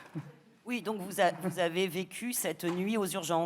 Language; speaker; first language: French; native; French